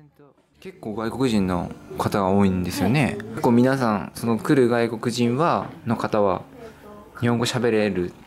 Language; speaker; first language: Japanese; native; Japanese